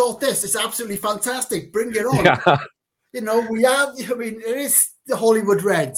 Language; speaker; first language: English; native; English